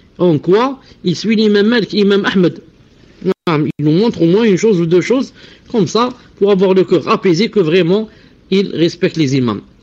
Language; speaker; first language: French; non-native, local second language; Arabic